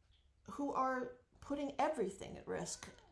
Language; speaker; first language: English; native; English